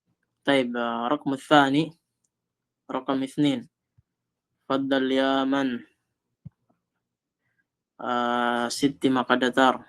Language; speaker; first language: Arabic; non-native, fluent; Filipino